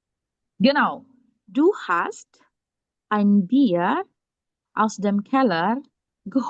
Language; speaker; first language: German; non-native, learner; Indonesian